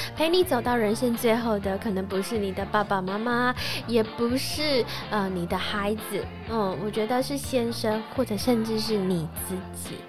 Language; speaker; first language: Chinese; non-native, local second language; Hakka Chinese